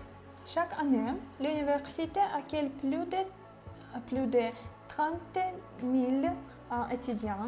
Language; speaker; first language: French; non-native, learner; Ukrainian